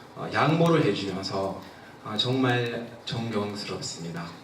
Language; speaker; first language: Korean; non-native, fluent; English